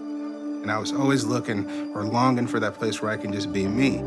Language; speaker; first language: English; early bilingual, other home language; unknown